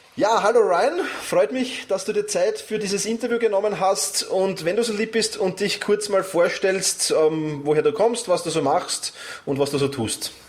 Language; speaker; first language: German; native; German